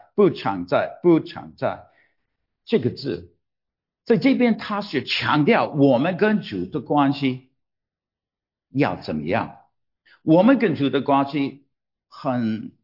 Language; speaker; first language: Chinese; non-native, fluent; English